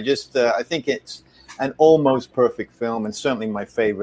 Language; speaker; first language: English; native; English